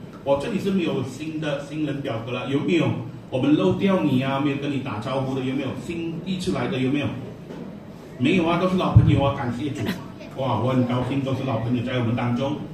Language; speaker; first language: Chinese; native; Chinese